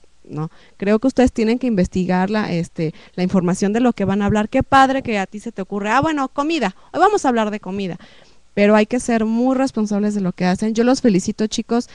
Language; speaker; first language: Spanish; native; Spanish